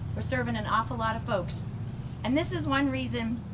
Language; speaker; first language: English; native; English